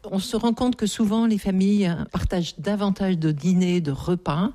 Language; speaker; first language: French; native; French